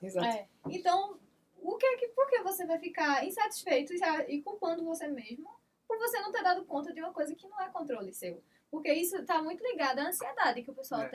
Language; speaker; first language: Portuguese; native; Portuguese